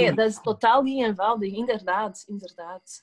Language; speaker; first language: Dutch; non-native, fluent; Portuguese